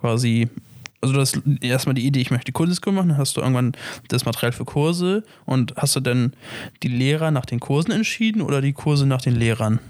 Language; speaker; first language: German; native; German